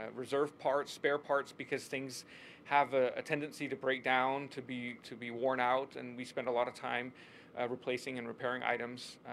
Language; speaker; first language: English; non-native, fluent; Danish